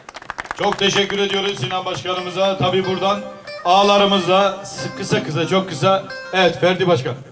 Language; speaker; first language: Turkish; native; Turkish